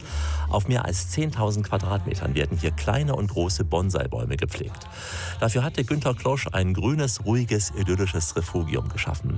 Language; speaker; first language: German; native; German